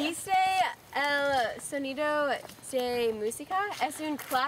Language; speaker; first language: Spanish; non-native, learner; English